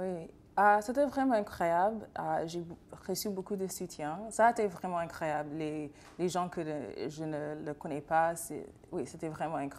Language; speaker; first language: French; non-native, fluent; English